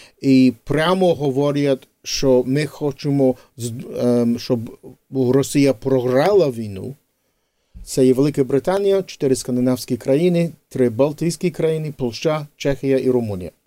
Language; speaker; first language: Ukrainian; early bilingual, heritage; English